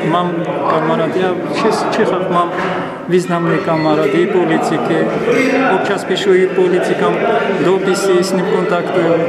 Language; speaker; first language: Czech; non-native, learner; Armenian